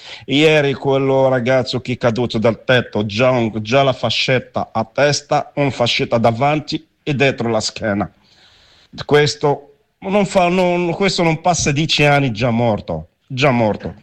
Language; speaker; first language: Italian; non-native, learner; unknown